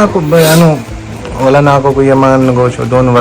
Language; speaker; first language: Filipino; non-native, learner; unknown